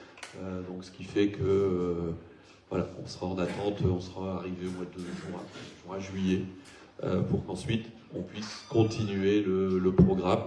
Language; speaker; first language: French; native; French